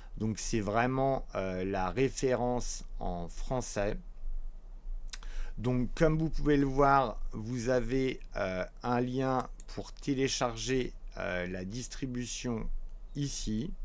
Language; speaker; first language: French; native; French